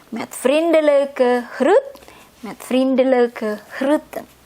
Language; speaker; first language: Dutch; non-native, fluent; Indonesian